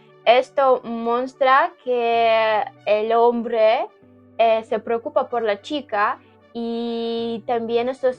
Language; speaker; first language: Spanish; non-native, learner; Ukrainian